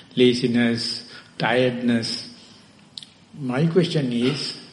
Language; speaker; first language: English; non-native, local second language; Sinhala